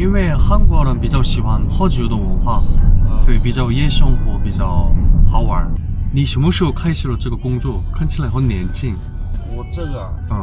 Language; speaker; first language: Chinese; non-native, learner; Korean